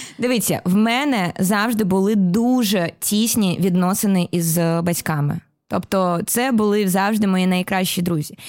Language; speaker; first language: Ukrainian; non-native, local second language; Russian